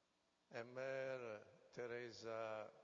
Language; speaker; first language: French; non-native, fluent; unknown